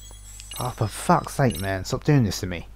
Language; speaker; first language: English; native; English